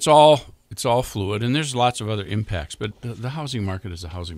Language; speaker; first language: English; native; English